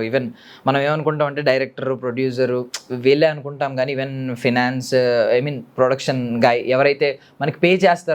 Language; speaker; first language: Telugu; native; Telugu